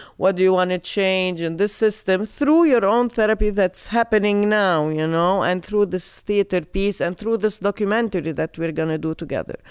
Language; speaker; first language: English; non-native, fluent; Arabic